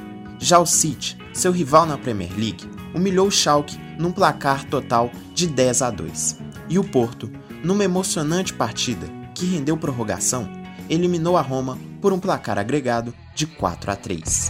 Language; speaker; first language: Portuguese; native; Portuguese